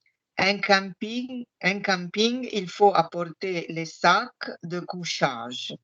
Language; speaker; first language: French; non-native, fluent; Italian